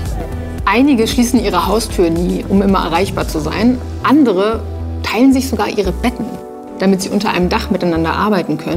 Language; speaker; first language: German; native; German